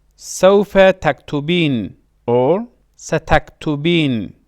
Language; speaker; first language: Arabic; non-native, fluent; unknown